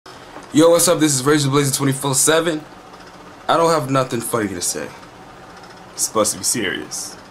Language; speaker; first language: English; native; English